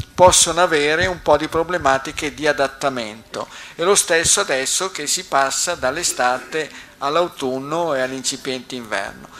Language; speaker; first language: Italian; native; Italian